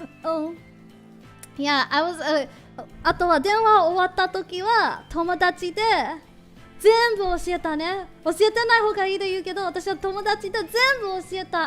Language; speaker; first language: Japanese; non-native, learner; English